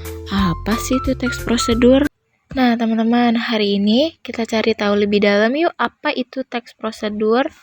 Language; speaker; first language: Indonesian; native; Indonesian